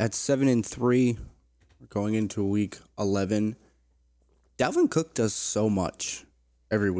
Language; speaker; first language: English; native; English